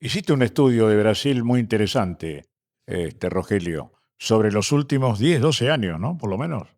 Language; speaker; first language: Spanish; native; Spanish